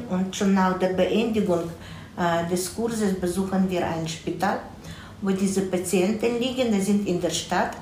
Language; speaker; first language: German; non-native, fluent; Russian